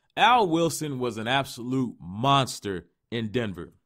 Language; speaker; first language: English; native; English